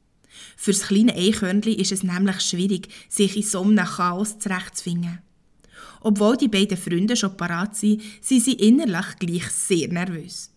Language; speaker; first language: German; native; German